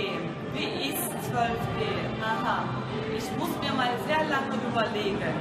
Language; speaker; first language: German; non-native, fluent; Turkish